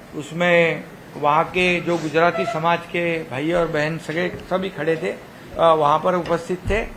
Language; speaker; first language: Hindi; non-native, local second language; Marathi